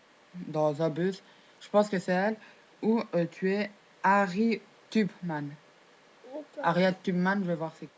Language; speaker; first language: French; native; French